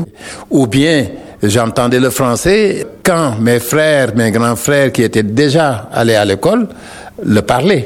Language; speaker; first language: French; non-native, local second language; Wolof